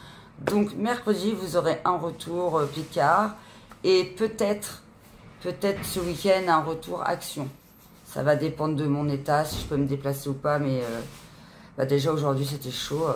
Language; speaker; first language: French; native; French